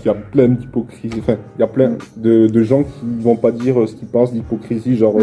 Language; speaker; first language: French; native; French